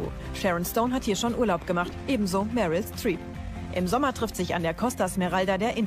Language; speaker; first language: German; native; German